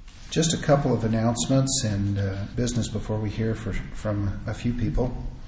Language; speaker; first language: English; native; English